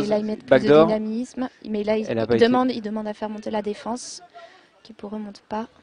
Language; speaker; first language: French; native; French